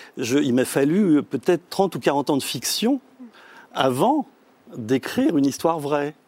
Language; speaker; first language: French; native; French